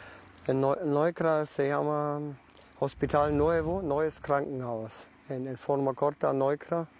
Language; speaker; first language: Spanish; non-native, local second language; German